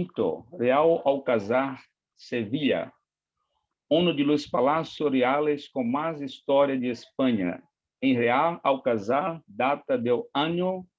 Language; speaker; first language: Spanish; non-native, learner; Portuguese